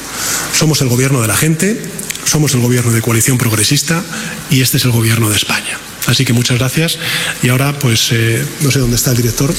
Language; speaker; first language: Spanish; native; Spanish